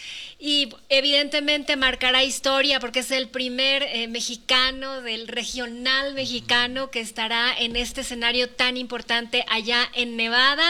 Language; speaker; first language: Spanish; native; Spanish